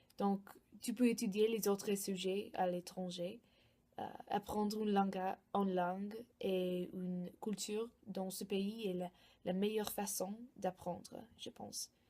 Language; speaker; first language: French; non-native, learner; English